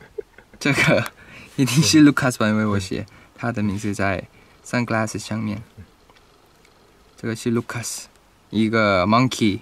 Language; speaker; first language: Chinese; non-native, fluent; Thai